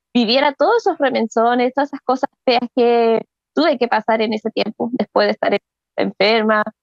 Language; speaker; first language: Spanish; native; Spanish